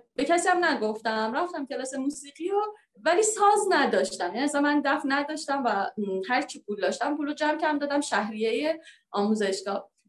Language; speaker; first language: Persian; native; Persian